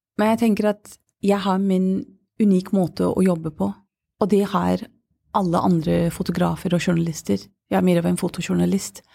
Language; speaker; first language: Norwegian; non-native, fluent; English